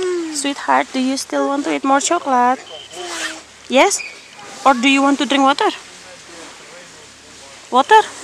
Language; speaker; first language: English; non-native, fluent; Indonesian